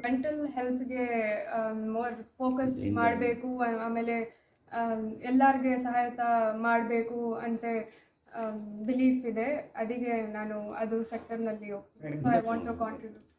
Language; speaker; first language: Kannada; non-native, local second language; Urdu